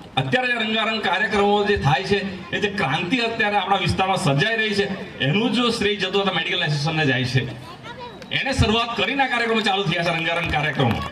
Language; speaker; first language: Gujarati; non-native, local second language; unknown